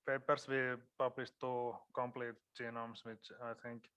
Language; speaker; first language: English; non-native, fluent; Finnish